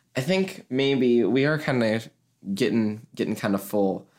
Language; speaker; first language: English; native; English